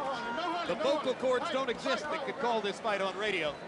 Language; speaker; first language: English; native; English